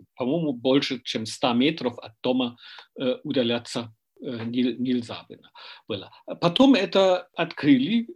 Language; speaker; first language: Russian; non-native, fluent; German